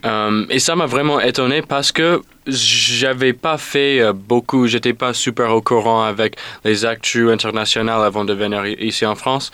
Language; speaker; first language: French; non-native, fluent; English